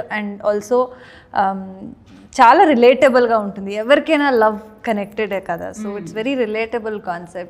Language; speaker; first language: Telugu; non-native, learner; Kannada